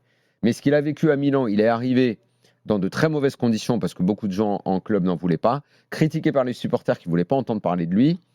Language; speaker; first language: French; native; French